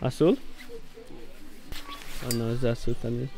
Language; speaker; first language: Spanish; early bilingual, heritage; Spanish